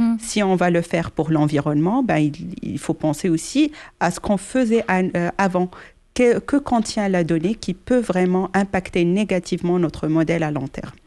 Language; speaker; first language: French; non-native, local second language; Arabic